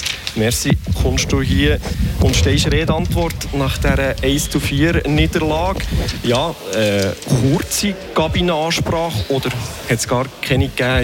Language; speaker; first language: German; native; German